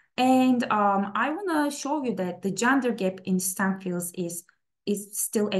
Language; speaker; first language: English; non-native, fluent; Turkish